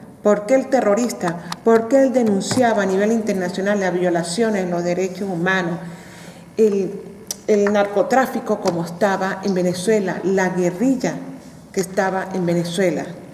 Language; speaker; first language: Spanish; native; Spanish